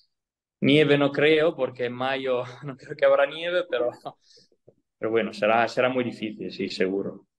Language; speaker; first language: Spanish; non-native, fluent; Italian